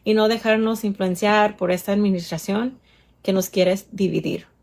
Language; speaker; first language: Spanish; early bilingual, heritage; Spanish